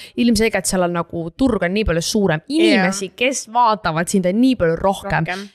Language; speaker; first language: Estonian; native; Estonian